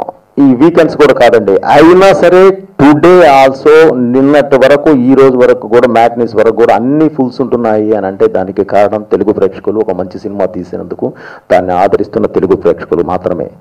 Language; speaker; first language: Telugu; native; Telugu